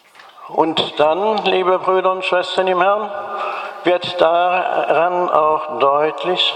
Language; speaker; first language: German; native; German